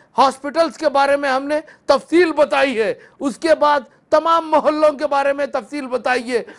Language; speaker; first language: Hindi; non-native, local second language; Urdu